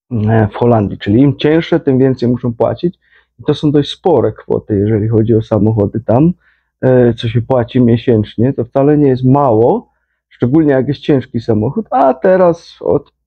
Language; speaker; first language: Polish; native; Polish